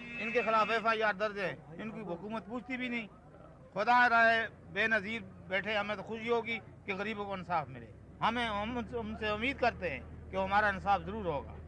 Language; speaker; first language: Urdu; non-native, local second language; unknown